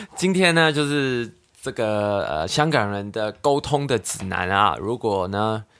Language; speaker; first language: Chinese; non-native, local second language; Cantonese